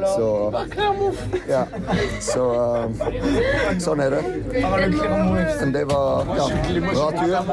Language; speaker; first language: Norwegian; non-native, fluent; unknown